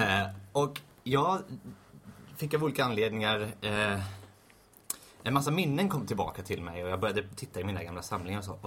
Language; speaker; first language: Swedish; native; Swedish